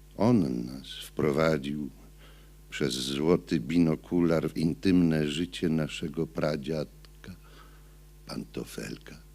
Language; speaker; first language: Polish; native; Polish